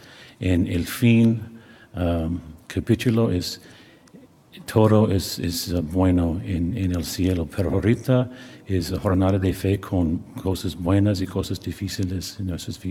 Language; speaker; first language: Spanish; non-native, learner; English